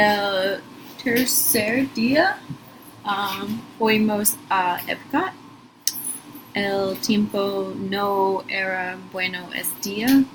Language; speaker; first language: Spanish; non-native, learner; English